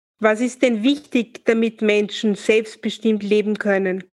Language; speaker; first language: German; native; German